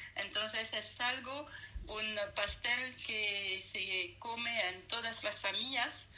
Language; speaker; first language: Spanish; non-native, fluent; French